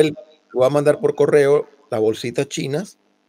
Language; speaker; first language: Spanish; native; Spanish